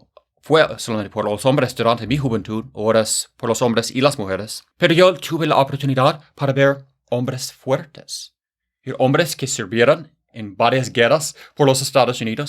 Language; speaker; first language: Spanish; non-native, fluent; English